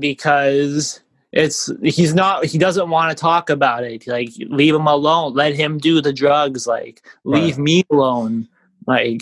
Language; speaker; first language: English; native; English